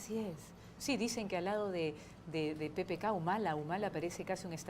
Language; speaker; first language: Spanish; native; Spanish